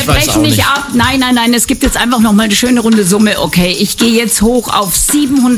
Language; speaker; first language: German; native; German